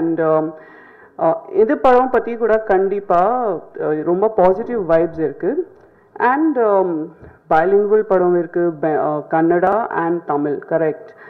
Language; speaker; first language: Tamil; non-native, fluent; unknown